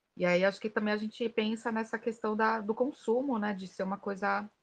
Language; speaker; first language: Portuguese; native; Portuguese